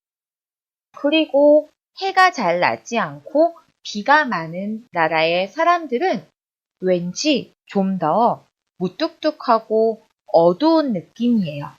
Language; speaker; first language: Korean; native; Korean